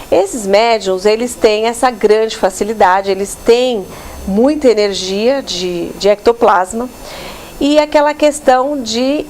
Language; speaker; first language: Portuguese; native; Portuguese